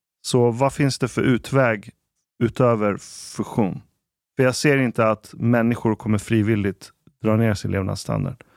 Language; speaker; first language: Swedish; early bilingual, other home language; Arabic